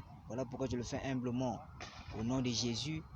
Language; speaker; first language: French; non-native, local second language; Lingala